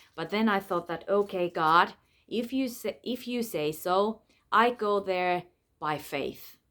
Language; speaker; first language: English; non-native, fluent; Finnish